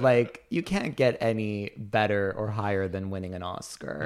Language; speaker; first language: English; native; English